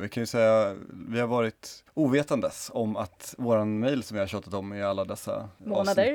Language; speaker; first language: Swedish; native; Swedish